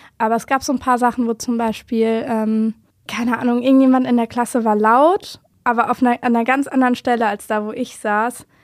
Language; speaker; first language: German; native; German